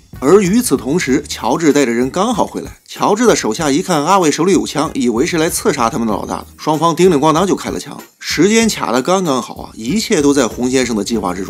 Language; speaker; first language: Chinese; native; Chinese